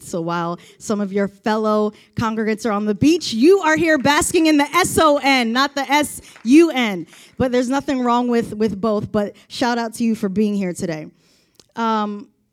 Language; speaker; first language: English; native; English